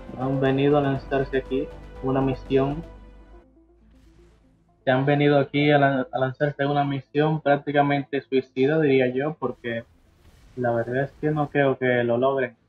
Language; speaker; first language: Spanish; native; Spanish